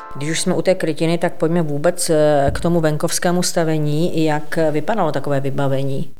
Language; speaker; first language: Czech; native; Czech